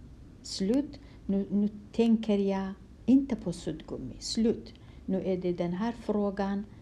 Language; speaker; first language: Swedish; non-native, fluent; Kurdish